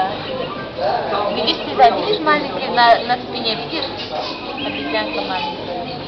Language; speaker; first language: Russian; native; Russian